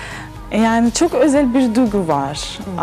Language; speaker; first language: Turkish; non-native, learner; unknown